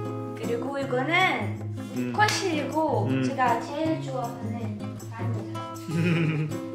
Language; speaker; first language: Korean; non-native, learner; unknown